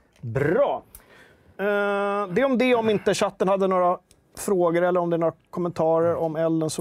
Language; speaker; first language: Swedish; native; Swedish